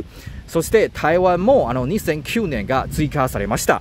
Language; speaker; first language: Japanese; non-native, learner; Chinese